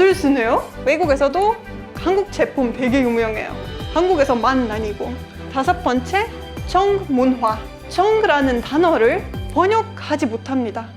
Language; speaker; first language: Korean; non-native, fluent; Estonian